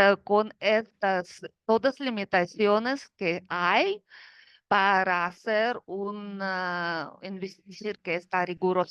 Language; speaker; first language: Spanish; non-native, fluent; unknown